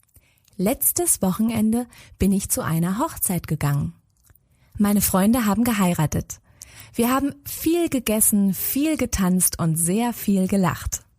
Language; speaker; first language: German; native; German